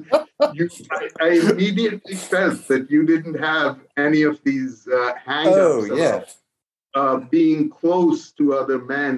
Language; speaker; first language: English; non-native, local second language; Urdu